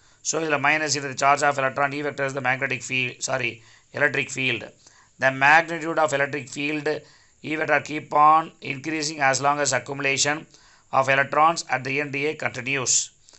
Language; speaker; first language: English; non-native, local second language; Tamil